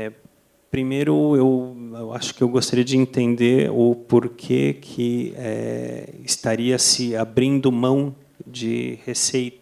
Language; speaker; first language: Portuguese; non-native, fluent; Spanish